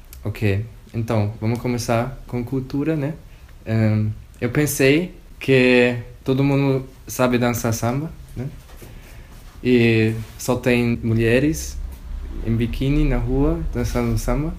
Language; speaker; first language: Portuguese; non-native, fluent; German